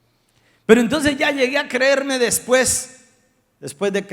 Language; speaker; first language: Spanish; native; Spanish